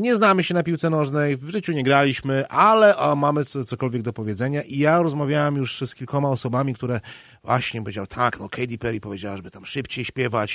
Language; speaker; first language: Polish; native; Polish